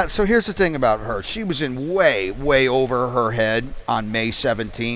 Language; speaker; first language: English; native; English